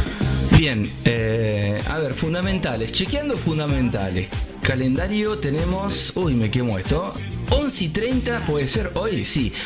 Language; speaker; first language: Spanish; native; Spanish